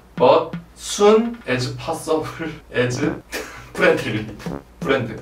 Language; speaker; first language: English; non-native, learner; Korean